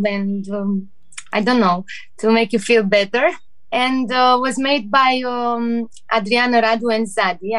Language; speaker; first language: English; non-native, learner; Romanian